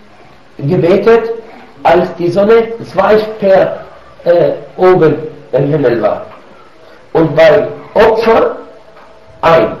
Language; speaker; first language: German; non-native, fluent; Arabic